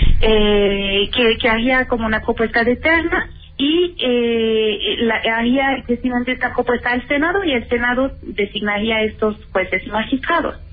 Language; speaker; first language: Spanish; native; Spanish